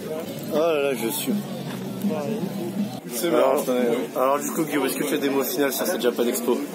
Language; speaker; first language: French; native; French